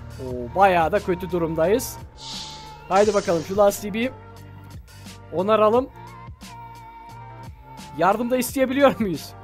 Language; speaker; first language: Turkish; native; Turkish